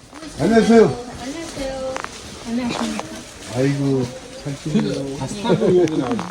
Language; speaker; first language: Korean; non-native, learner; Mongolian